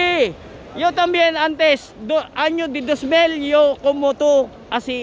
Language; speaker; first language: Spanish; non-native, learner; Filipino